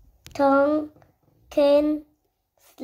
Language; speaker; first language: English; non-native, learner; Vietnamese